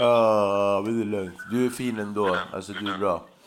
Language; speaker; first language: Swedish; native; Swedish